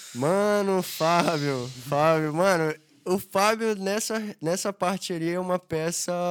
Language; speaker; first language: Portuguese; non-native, fluent; English